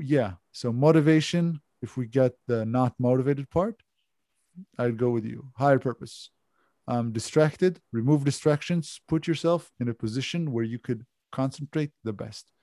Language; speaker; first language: English; non-native, fluent; Hebrew